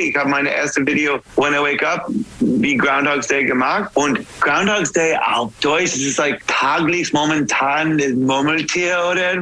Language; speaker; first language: German; non-native, learner; English